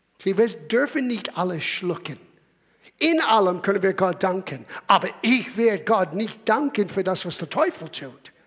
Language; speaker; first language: German; non-native, fluent; English